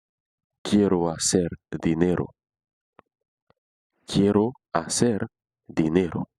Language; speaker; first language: Spanish; non-native, fluent; Haitian Creole